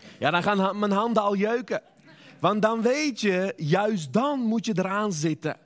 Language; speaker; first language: Dutch; non-native, fluent; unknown